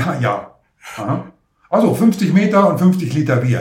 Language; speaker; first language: German; native; German